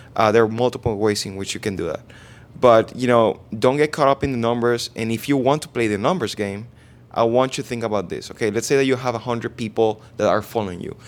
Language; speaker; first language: English; non-native, fluent; Spanish